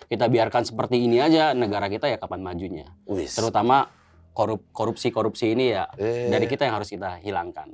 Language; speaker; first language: Indonesian; native; Indonesian